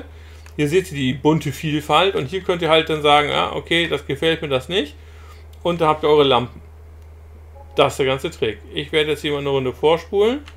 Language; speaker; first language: German; native; German